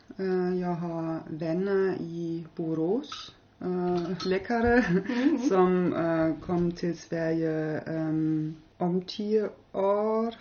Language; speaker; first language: Swedish; non-native, learner; German